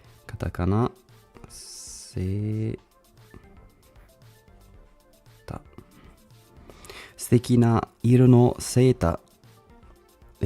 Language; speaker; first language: Japanese; non-native, learner; Italian